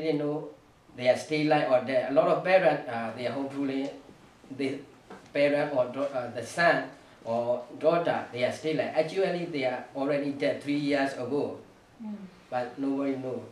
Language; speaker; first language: English; non-native, learner; Burmese